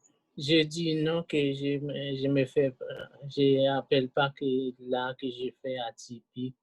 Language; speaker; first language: French; non-native, local second language; Haitian Creole